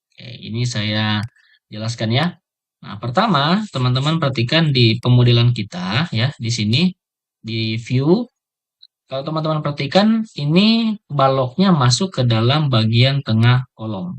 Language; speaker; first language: Indonesian; native; Indonesian